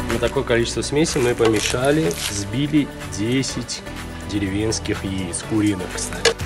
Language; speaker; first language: Russian; non-native, local second language; Azerbaijani